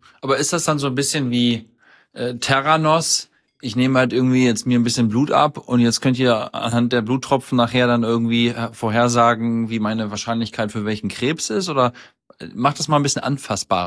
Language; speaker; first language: German; native; German